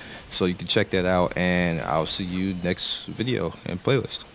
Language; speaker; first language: English; native; English